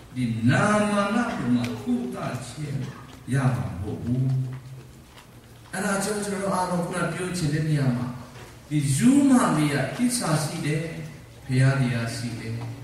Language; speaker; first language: Burmese; non-native, local second language; Hakha Chin